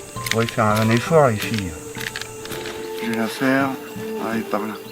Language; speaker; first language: French; native; French